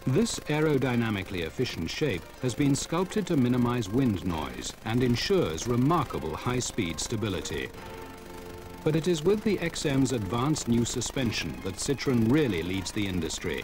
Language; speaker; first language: English; native; English